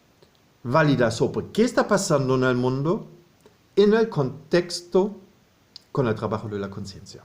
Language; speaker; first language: Spanish; non-native, fluent; German